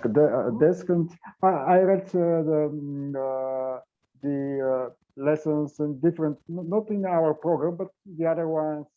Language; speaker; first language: English; non-native, learner; Bulgarian